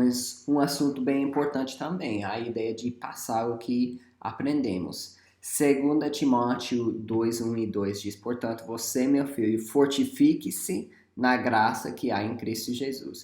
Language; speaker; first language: Portuguese; non-native, fluent; English